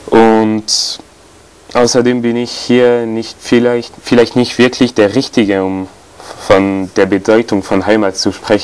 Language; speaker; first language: German; non-native, fluent; French